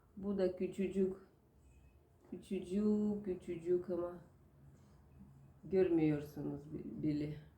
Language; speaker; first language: Turkish; non-native, learner; Russian